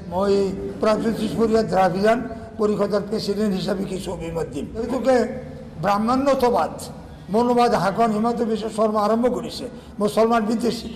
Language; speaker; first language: Assamese; non-native, local second language; Bangla